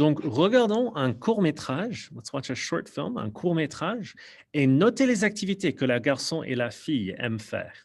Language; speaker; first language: French; non-native, fluent; English